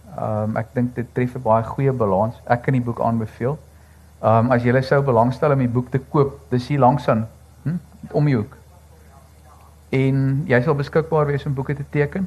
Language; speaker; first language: Afrikaans; native; Afrikaans